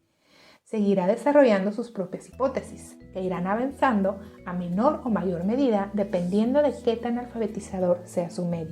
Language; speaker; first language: Spanish; native; Spanish